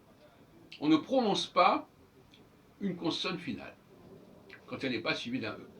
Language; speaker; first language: French; native; French